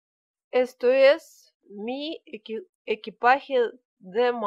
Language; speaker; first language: Spanish; non-native, learner; Russian